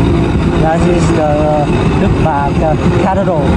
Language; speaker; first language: English; non-native, learner; Vietnamese